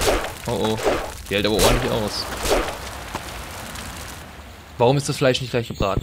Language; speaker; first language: German; native; German